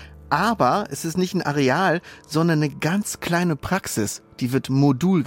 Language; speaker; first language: German; native; German